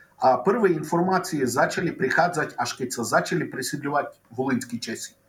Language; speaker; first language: Slovak; non-native, local second language; Rusyn